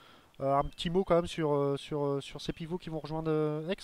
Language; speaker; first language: French; native; French